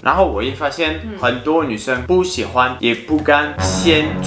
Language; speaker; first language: Chinese; non-native, fluent; French